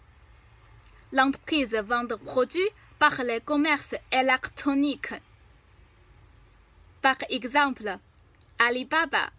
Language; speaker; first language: French; non-native, fluent; Chinese